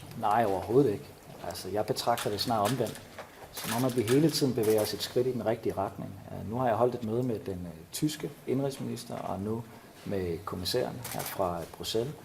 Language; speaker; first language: Danish; native; Danish